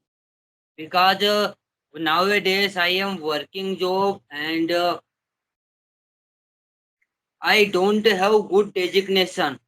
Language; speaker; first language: English; non-native, learner; Hindi